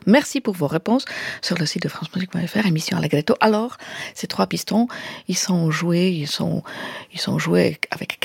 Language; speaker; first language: French; native; French